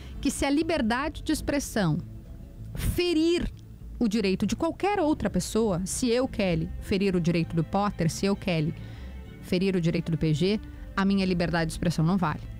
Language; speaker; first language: Portuguese; native; Portuguese